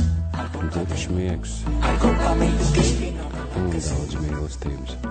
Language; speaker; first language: Latvian; native; Latvian